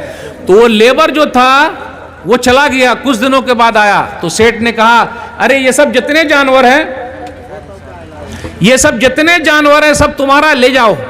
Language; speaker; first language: Hindi; native; Hindi